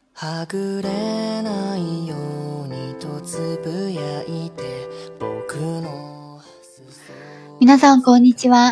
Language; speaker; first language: Japanese; non-native, fluent; Chinese